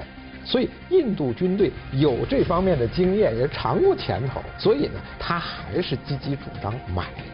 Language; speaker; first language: Chinese; native; Chinese